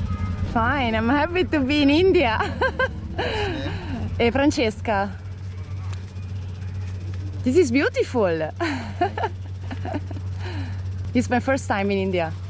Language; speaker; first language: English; non-native, learner; Italian